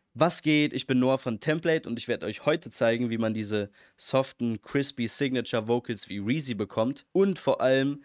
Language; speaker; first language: German; native; German